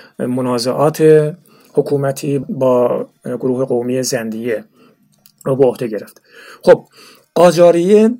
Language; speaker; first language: Persian; non-native, local second language; Turkmen